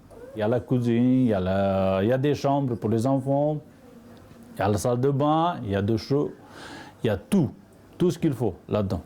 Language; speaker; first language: French; non-native, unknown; Romany